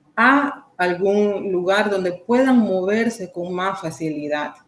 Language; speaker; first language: Spanish; native; Spanish